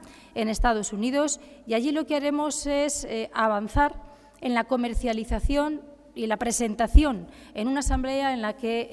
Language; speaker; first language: Spanish; native; Spanish